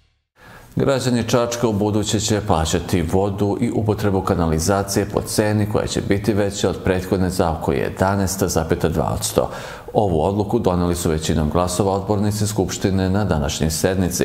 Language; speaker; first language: Serbian; native; Serbian